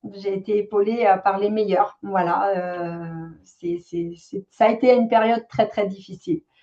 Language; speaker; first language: French; native; French